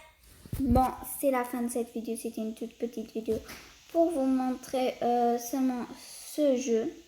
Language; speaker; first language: French; early bilingual, other home language; Portuguese